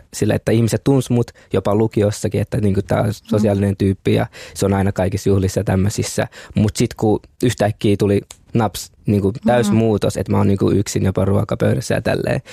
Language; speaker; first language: Finnish; early bilingual, other home language; Kinyarwanda